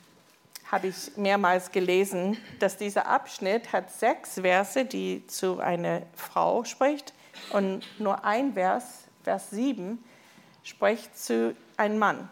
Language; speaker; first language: German; non-native, fluent; English